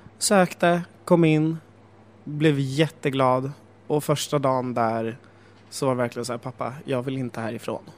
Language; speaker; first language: Swedish; native; Swedish